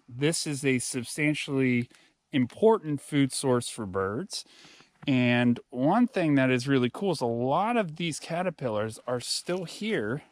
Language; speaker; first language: English; native; English